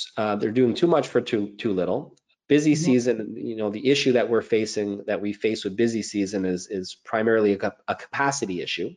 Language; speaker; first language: English; native; English